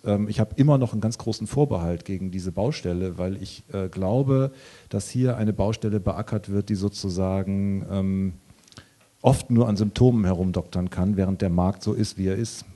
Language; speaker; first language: German; native; German